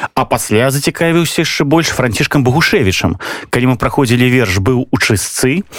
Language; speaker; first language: Belarusian; native; Belarusian